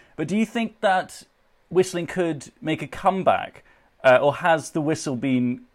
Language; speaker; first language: English; native; English